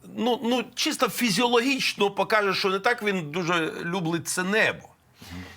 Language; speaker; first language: Ukrainian; native; Ukrainian